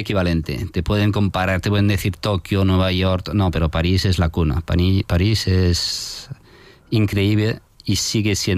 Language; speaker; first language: Spanish; non-native, fluent; French